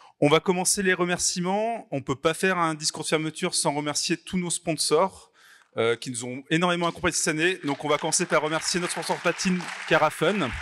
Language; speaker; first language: French; native; French